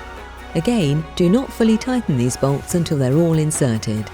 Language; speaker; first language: English; native; English